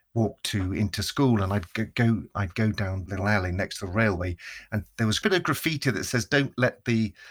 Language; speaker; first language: English; native; English